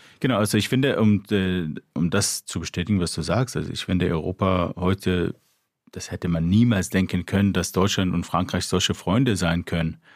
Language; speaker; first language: German; non-native, fluent; Arabic